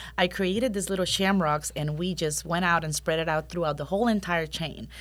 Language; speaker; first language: English; non-native, fluent; Spanish